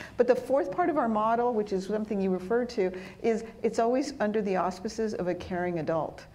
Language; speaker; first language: English; early bilingual, other home language; Spanish